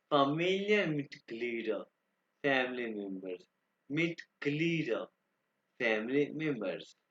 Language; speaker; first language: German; non-native, learner; Urdu